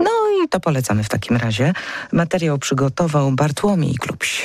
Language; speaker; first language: Polish; native; Polish